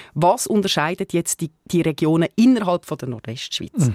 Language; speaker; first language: German; native; German